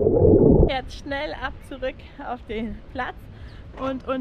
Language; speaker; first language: German; native; German